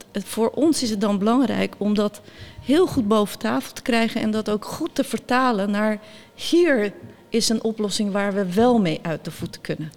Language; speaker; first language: Dutch; early bilingual, other home language; Turkish